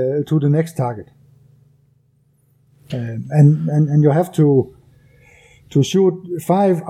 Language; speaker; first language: English; non-native, fluent; Danish